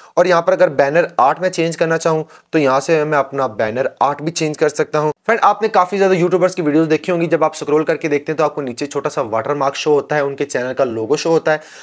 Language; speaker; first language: Urdu; non-native, local second language; Punjabi